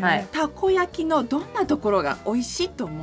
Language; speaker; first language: Japanese; native; Japanese